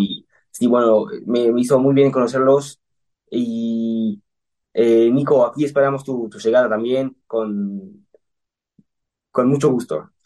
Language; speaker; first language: Spanish; early bilingual, heritage; Spanish